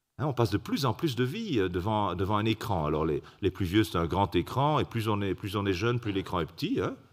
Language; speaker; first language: French; native; French